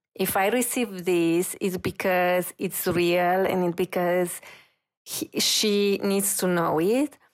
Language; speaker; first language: English; non-native, fluent; Romanian